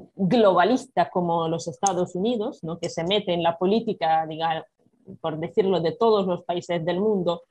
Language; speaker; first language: Spanish; non-native, fluent; Ukrainian